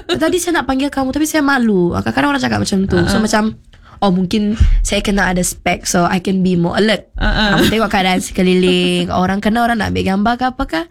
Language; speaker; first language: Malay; non-native, local second language; Iban